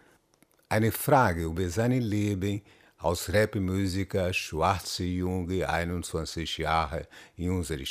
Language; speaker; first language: German; non-native, learner; Portuguese